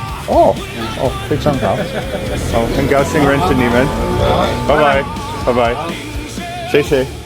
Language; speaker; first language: Chinese; non-native, fluent; English